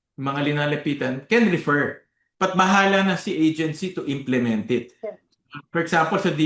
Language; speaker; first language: Filipino; native; Filipino